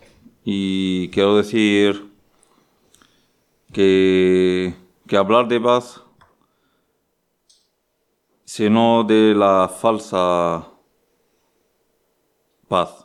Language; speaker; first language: Spanish; non-native, learner; Arabic